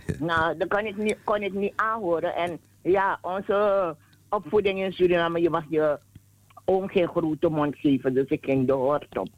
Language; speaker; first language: Dutch; native; Dutch